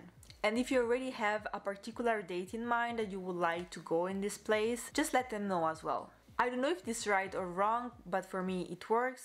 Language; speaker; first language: English; non-native, fluent; Italian